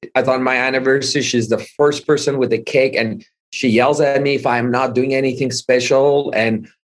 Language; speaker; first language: English; non-native, fluent; Armenian